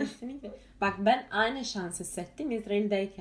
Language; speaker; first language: Turkish; non-native, fluent; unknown